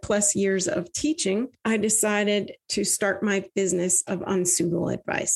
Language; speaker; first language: English; native; English